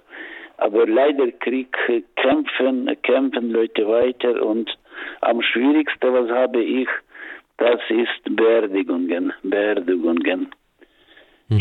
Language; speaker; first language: German; non-native, learner; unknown